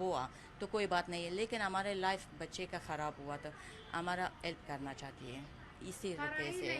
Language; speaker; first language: Hindi; non-native, fluent; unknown